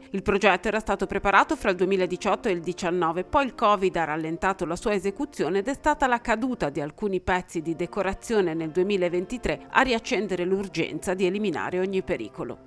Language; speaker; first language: Italian; native; Italian